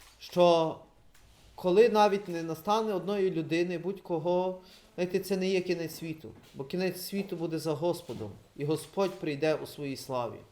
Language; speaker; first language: Ukrainian; native; Ukrainian